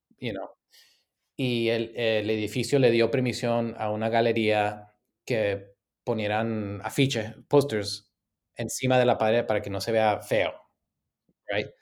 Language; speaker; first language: Spanish; early bilingual, heritage; Spanish